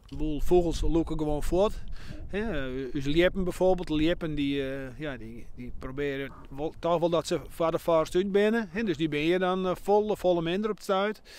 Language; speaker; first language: Dutch; non-native, local second language; Western Frisian